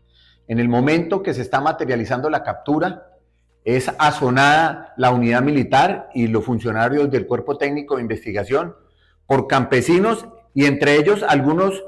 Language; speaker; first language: Spanish; native; Spanish